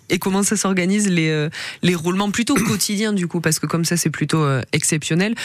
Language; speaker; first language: French; native; French